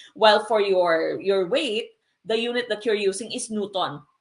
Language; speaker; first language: English; non-native, local second language; Filipino